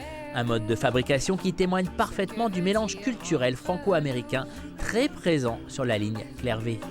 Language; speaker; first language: French; native; French